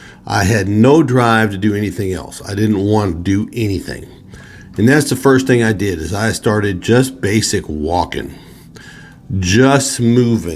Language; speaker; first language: English; native; English